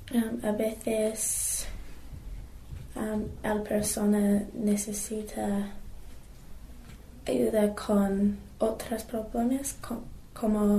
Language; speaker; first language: Spanish; non-native, learner; English